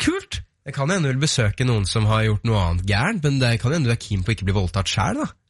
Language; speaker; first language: Norwegian; native; Norwegian